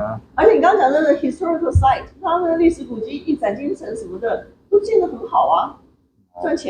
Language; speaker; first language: Chinese; native; Chinese